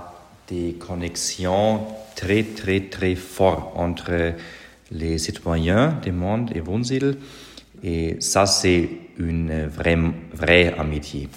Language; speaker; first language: French; non-native, learner; German